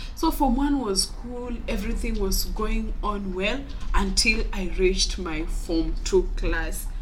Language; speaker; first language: English; non-native, local second language; Luo (Kenya and Tanzania)